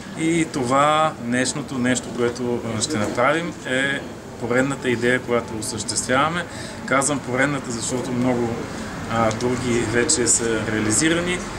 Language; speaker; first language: Bulgarian; native; Bulgarian